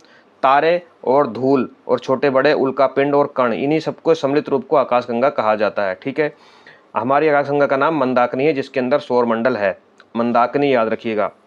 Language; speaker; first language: Hindi; native; Hindi